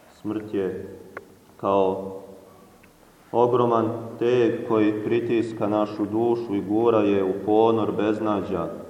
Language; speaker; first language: Serbian; native; Serbian